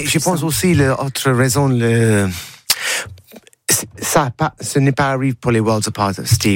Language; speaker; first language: French; non-native, learner; English